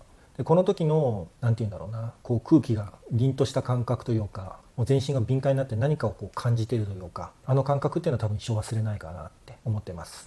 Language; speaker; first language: Japanese; native; Japanese